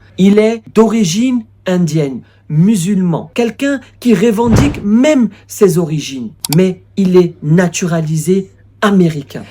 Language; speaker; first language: French; native; French